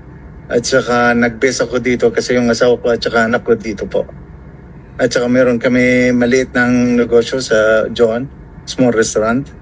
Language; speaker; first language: Filipino; non-native, fluent; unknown